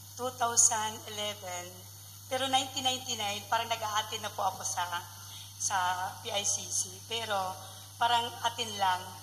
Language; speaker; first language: Filipino; native; Filipino